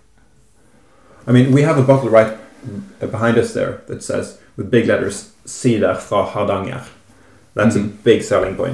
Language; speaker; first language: English; non-native, fluent; Norwegian